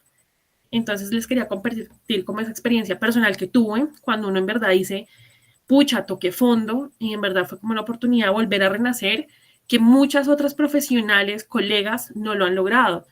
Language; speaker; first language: Spanish; native; Spanish